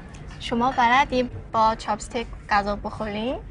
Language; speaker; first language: Persian; non-native, fluent; Chinese